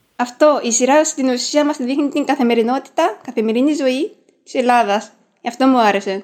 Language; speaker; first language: Greek; non-native, fluent; Japanese